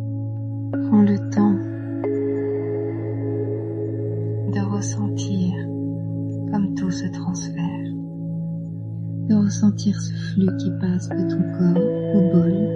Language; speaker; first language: French; native; French